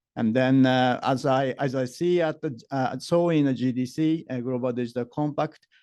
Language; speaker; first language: English; non-native, fluent; Japanese